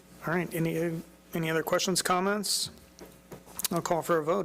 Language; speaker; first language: English; native; English